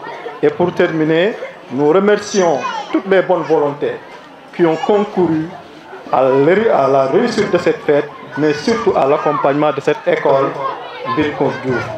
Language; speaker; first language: French; non-native, local second language; Serer